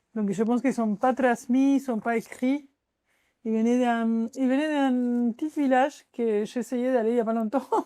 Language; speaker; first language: French; non-native, fluent; Spanish